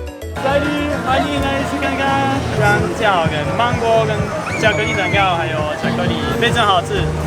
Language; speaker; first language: Chinese; non-native, fluent; French